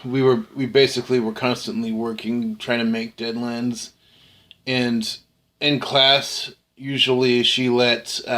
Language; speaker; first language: English; native; English